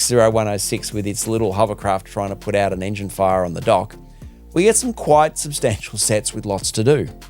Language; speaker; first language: English; native; English